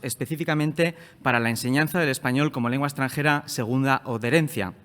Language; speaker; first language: Spanish; native; Spanish